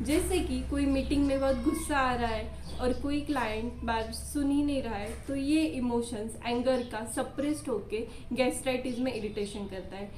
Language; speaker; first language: Hindi; non-native, local second language; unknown